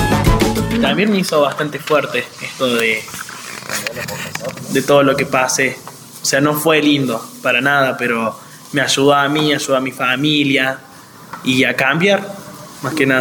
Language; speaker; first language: Spanish; native; Spanish